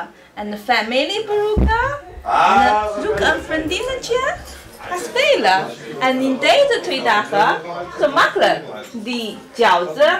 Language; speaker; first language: Dutch; non-native, learner; Chinese